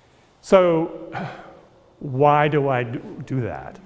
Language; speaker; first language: English; native; English